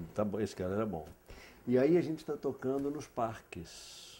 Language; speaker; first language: Portuguese; non-native, fluent; English